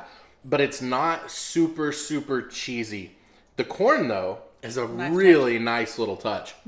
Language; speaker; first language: English; native; English